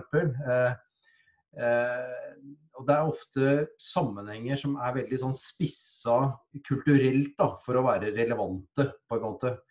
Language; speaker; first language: Norwegian; native; Norwegian